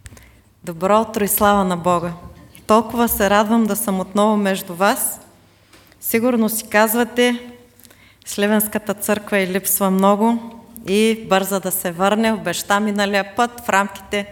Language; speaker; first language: Bulgarian; native; Bulgarian